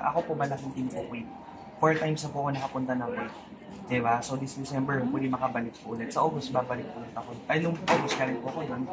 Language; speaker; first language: Filipino; native; Filipino